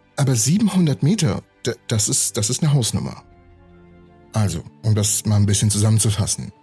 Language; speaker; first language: German; early bilingual, other home language; Russian